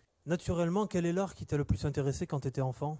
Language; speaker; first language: French; native; French